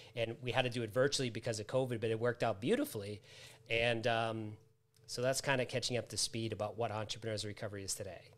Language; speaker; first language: English; native; English